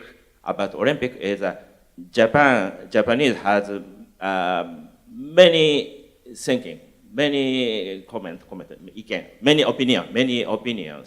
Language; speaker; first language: English; non-native, learner; Japanese